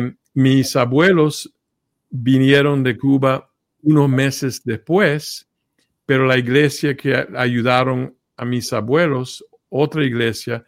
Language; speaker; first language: Spanish; early bilingual, heritage; Spanish